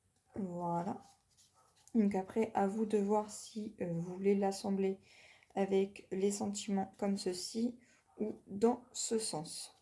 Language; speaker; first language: French; native; French